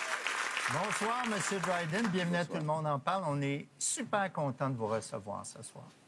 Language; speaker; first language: French; native; French